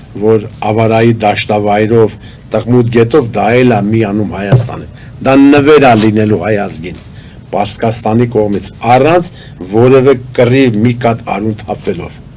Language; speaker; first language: Armenian; native; Armenian